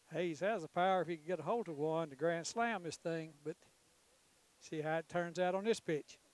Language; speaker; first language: English; native; English